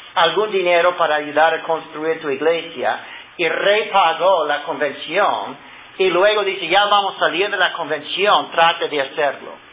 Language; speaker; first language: Spanish; non-native, fluent; English